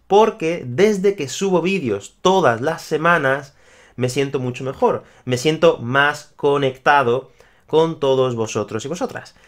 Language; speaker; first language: Spanish; native; Spanish